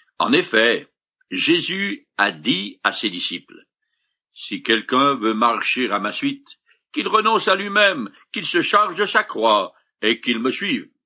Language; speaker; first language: French; native; French